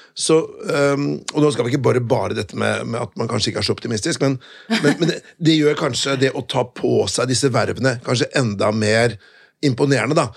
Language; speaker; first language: Norwegian; native; Norwegian